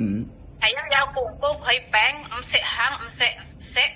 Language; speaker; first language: Cantonese; non-native, learner; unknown